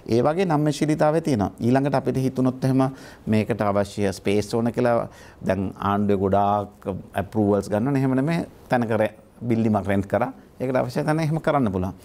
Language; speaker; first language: Sinhala; native; Sinhala